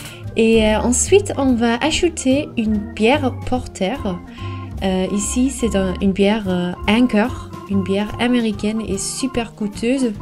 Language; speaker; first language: French; non-native, fluent; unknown